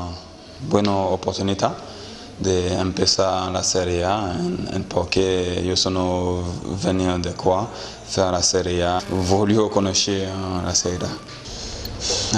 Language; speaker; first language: Italian; non-native, learner; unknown